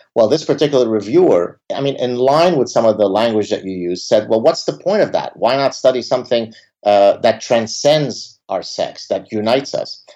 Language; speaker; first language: English; early bilingual, other home language; Arabic